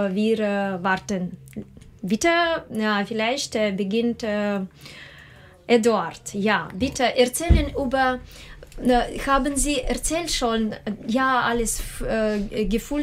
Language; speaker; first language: German; non-native, learner; Russian